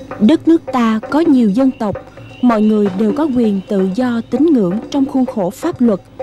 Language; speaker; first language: Vietnamese; native; Vietnamese